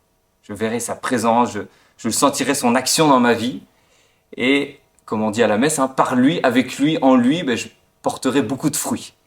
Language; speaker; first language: French; native; French